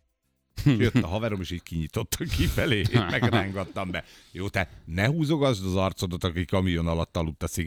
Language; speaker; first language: Hungarian; native; Hungarian